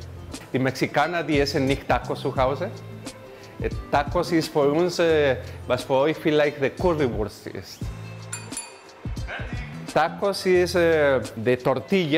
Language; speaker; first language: German; non-native, fluent; Spanish